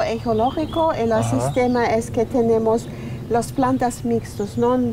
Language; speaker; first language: Spanish; non-native, learner; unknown